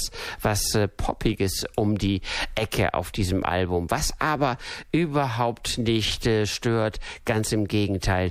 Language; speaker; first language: German; native; German